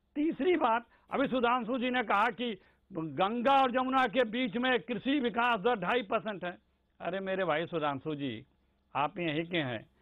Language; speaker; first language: Hindi; native; Hindi